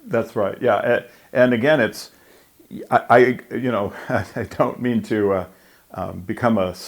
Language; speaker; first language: English; native; English